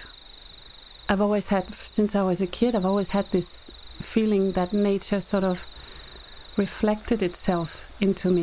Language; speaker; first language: English; native; English